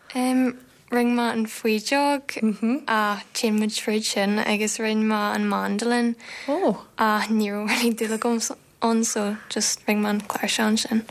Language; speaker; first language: Irish; non-native, local second language; English